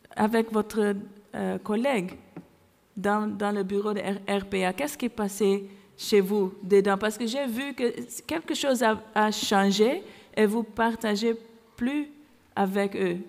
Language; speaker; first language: French; non-native, learner; Dutch